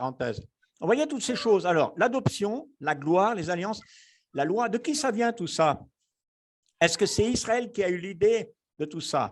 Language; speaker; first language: French; native; French